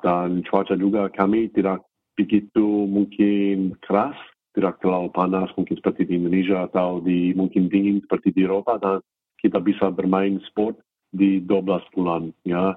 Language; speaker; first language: Indonesian; non-native, fluent; English